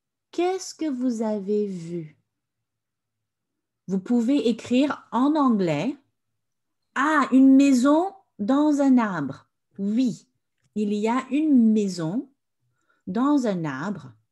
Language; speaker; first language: French; non-native, fluent; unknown